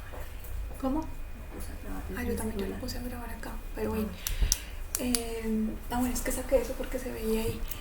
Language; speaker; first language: Spanish; native; Spanish